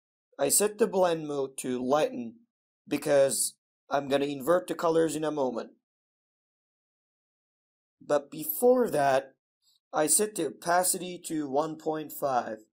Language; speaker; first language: English; non-native, fluent; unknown